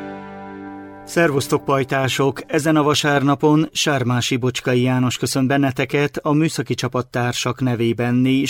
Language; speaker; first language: Hungarian; native; Hungarian